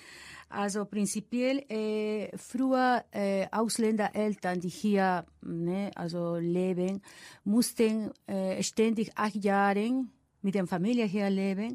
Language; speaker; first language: German; non-native, fluent; Spanish